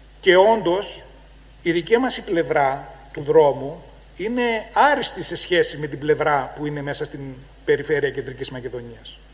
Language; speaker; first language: Greek; native; Greek